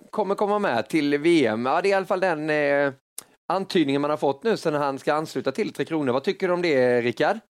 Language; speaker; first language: Swedish; native; Swedish